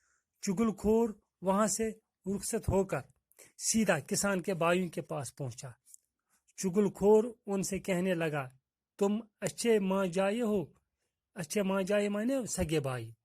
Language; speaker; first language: Hindi; non-native, local second language; Kashmiri